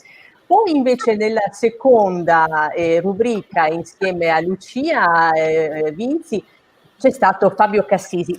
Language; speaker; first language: Italian; native; Italian